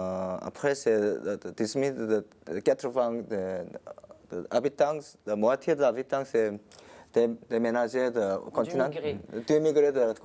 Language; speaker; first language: French; non-native, learner; Korean